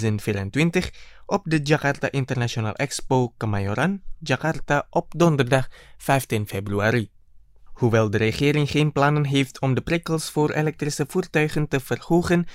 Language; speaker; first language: Dutch; non-native, fluent; Indonesian